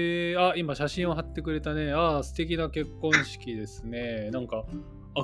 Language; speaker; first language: Japanese; native; Japanese